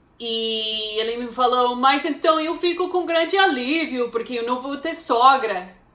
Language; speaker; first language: Portuguese; non-native, fluent; English